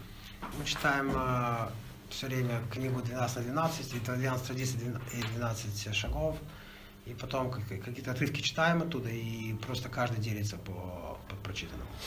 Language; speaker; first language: Russian; native; Russian